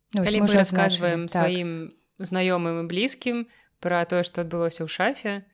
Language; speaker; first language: Belarusian; native; Belarusian